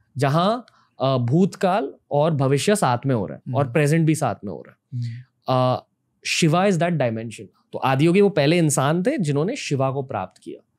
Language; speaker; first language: Hindi; native; Hindi